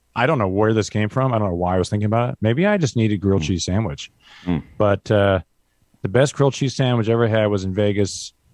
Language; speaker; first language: English; native; English